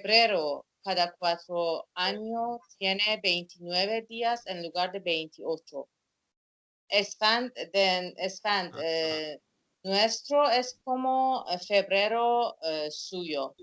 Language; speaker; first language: Spanish; non-native, fluent; Persian